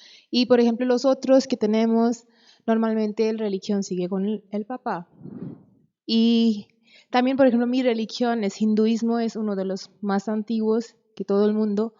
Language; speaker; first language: Spanish; non-native, fluent; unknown